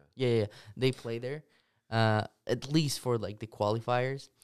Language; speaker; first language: English; early bilingual, other home language; Russian